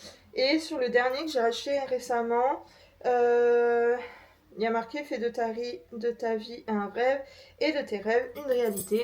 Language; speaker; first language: French; native; French